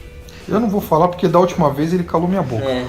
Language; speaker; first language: Portuguese; native; Portuguese